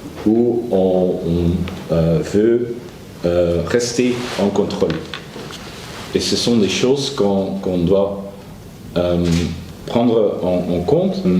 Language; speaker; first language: French; non-native, learner; Dutch